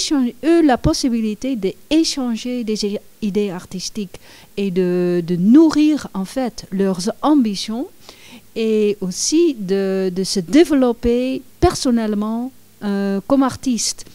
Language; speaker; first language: French; non-native, fluent; Dutch